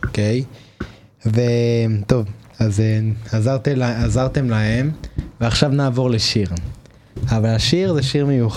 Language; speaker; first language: Hebrew; native; Hebrew